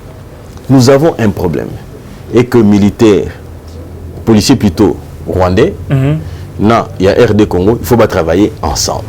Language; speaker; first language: French; non-native, local second language; Lingala